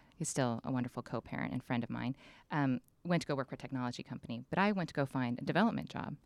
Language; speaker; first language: English; native; English